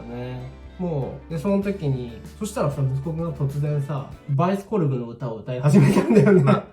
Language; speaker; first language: Japanese; native; Japanese